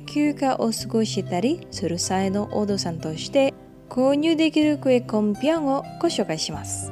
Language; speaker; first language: Japanese; non-native, fluent; Indonesian